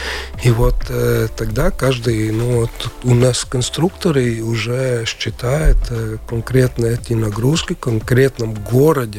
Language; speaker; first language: Russian; non-native, local second language; Latvian